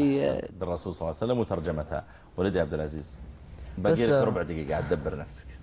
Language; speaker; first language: Arabic; native; Arabic